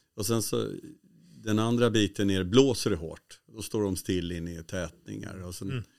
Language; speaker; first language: Swedish; native; Swedish